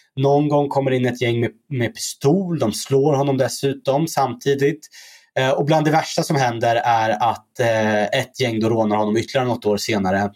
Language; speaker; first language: Swedish; early bilingual, other home language; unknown